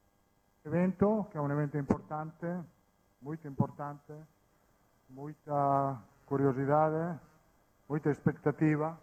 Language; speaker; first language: Portuguese; non-native, fluent; Italian